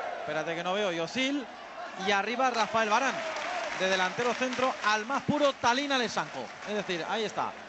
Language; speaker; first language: Spanish; native; Spanish